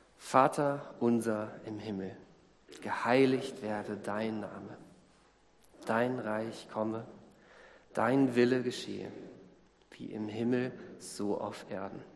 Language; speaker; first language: German; native; German